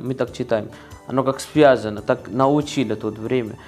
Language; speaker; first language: Russian; non-native, learner; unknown